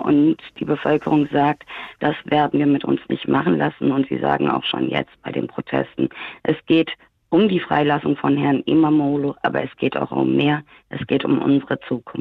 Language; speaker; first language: German; early bilingual, other home language; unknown